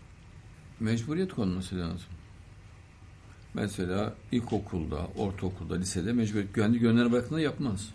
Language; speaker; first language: Turkish; native; Turkish